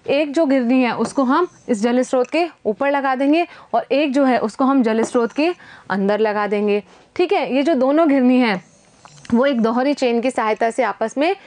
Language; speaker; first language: Hindi; native; Hindi